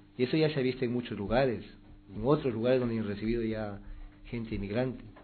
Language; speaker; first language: Spanish; native; Spanish